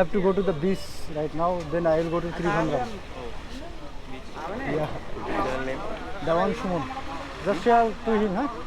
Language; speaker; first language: English; non-native, learner; Bangla